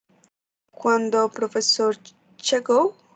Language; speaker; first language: Portuguese; non-native, learner; Spanish